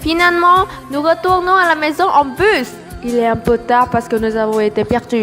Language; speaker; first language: French; non-native, learner; Vietnamese